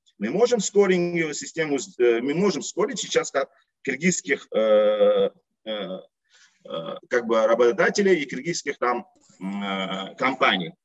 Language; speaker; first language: Russian; non-native, local second language; Uzbek